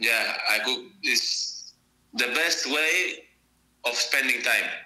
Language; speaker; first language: English; non-native, fluent; Greek